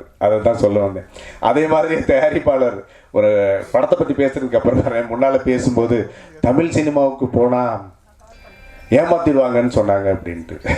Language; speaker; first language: Tamil; native; Tamil